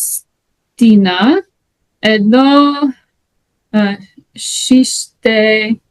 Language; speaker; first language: Bulgarian; non-native, learner; English